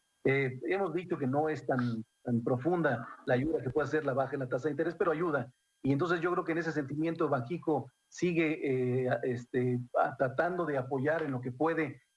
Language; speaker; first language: Spanish; native; Spanish